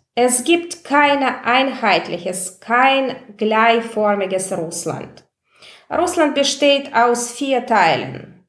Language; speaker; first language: German; non-native, fluent; Russian